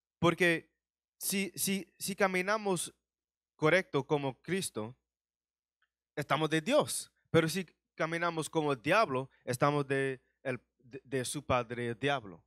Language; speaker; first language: Spanish; early bilingual, heritage; Spanish